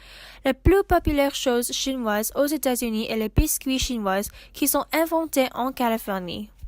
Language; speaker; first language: French; non-native, learner; English